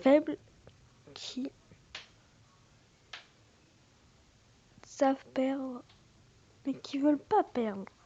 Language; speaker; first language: French; native; French